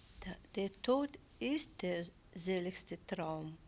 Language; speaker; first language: German; non-native, learner; Russian